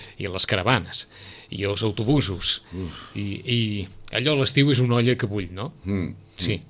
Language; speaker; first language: Catalan; native; Catalan